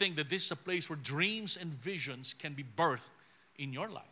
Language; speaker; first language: English; non-native, local second language; Filipino